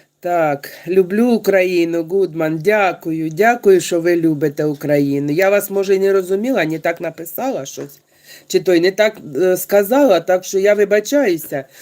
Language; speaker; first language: Ukrainian; non-native, local second language; Russian